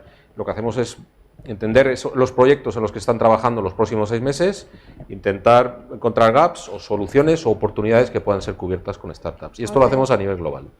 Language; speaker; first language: Spanish; native; Spanish